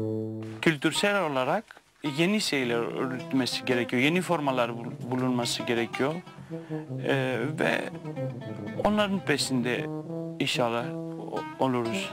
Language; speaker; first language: Turkish; non-native, fluent; Greek